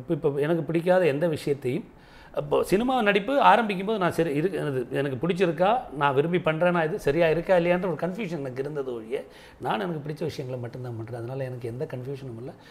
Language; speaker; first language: Tamil; non-native, local second language; Malayalam